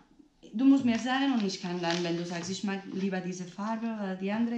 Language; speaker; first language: German; non-native, learner; Spanish